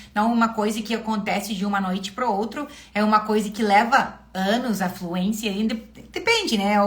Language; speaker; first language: Portuguese; non-native, fluent; English